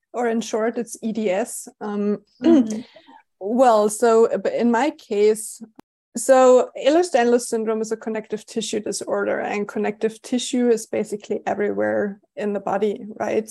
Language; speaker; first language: English; non-native, fluent; German